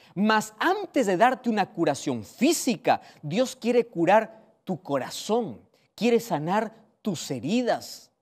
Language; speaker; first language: Spanish; native; Spanish